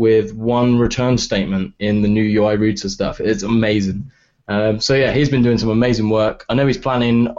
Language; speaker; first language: English; native; English